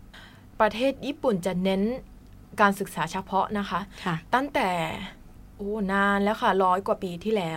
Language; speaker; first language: Thai; non-native, fluent; Japanese